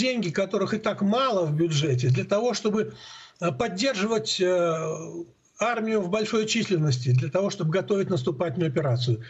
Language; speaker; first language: Russian; native; Russian